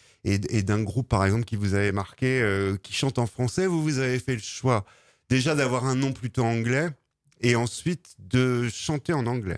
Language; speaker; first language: French; native; French